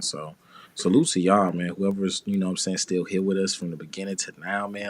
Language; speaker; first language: English; native; English